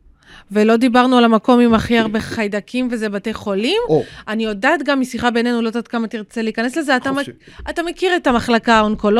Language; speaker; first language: Hebrew; native; Hebrew